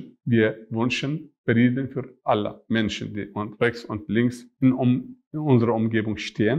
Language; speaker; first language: German; non-native, fluent; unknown